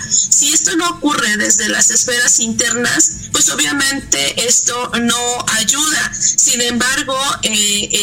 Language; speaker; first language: Spanish; native; Spanish